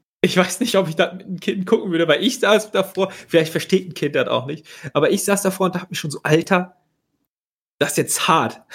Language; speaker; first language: German; native; German